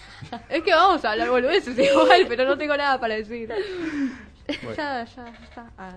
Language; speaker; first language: Spanish; native; Spanish